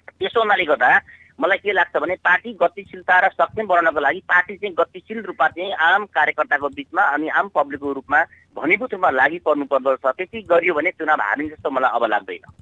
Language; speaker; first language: Nepali; native; Nepali